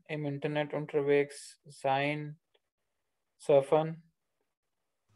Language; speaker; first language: German; non-native, learner; Urdu